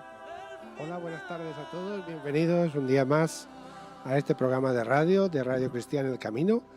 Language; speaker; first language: Spanish; native; Spanish